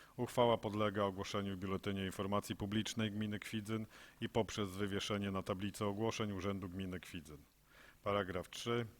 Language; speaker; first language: Polish; native; Polish